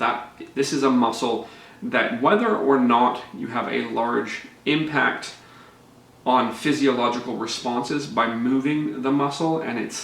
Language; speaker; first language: English; native; English